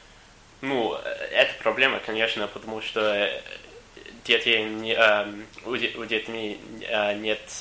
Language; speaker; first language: Russian; non-native, learner; English